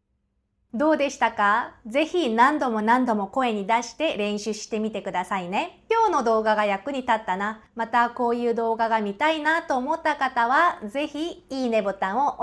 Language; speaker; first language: Japanese; non-native, fluent; Korean